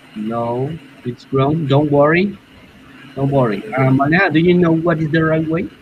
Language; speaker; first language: English; non-native, learner; Spanish